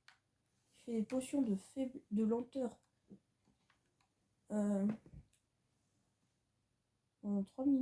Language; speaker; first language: French; native; French